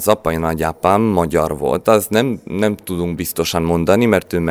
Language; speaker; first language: Hungarian; non-native, learner; Croatian